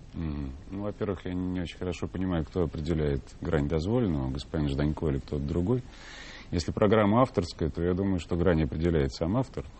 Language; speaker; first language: Russian; native; Russian